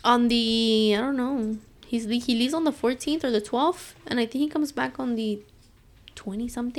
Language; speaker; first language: English; early bilingual, other home language; Spanish